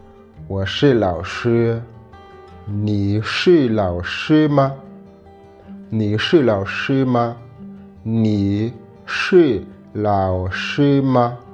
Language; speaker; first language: Chinese; non-native, fluent; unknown